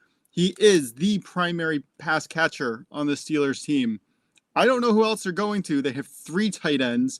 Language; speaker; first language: English; native; English